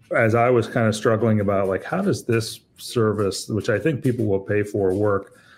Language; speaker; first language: English; native; English